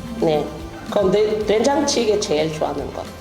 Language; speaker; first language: Korean; non-native, learner; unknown